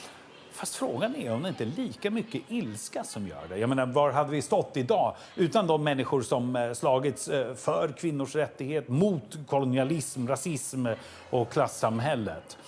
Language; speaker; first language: Swedish; native; Swedish